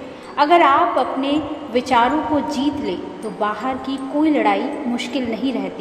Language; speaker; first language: Hindi; native; Hindi